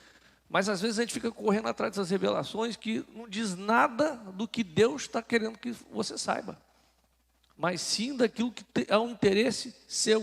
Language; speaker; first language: Portuguese; native; Portuguese